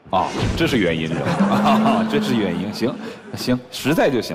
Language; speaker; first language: Chinese; native; Chinese